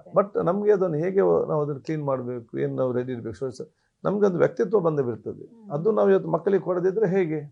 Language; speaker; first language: Kannada; non-native, local second language; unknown